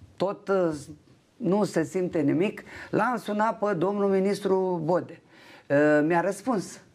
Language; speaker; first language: Romanian; non-native, local second language; Ukrainian